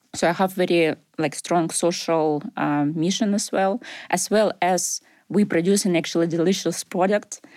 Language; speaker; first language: English; non-native, fluent; Ukrainian